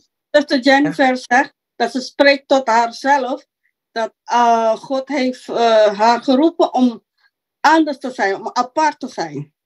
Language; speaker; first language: Dutch; non-native, local second language; Papiamento